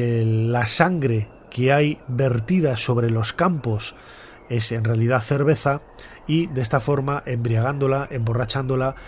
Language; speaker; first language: Spanish; native; Spanish